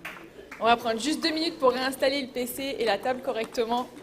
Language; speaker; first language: French; native; French